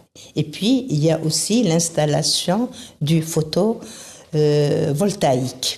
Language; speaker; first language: French; non-native, local second language; Arabic